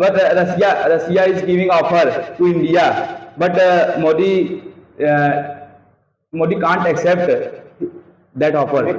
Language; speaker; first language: English; non-native, learner; Hindi